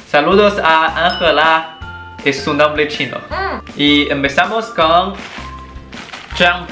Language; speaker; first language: Spanish; non-native, learner; Chinese